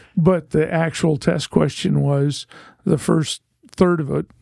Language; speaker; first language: English; native; English